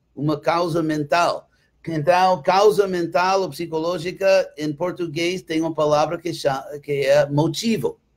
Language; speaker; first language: Portuguese; non-native, fluent; English